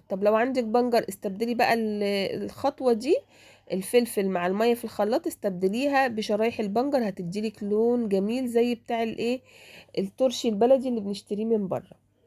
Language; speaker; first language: Arabic; native; Arabic